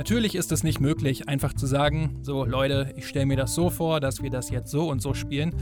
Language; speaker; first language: German; native; German